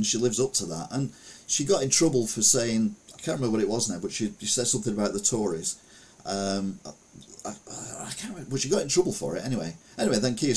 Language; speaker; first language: English; native; English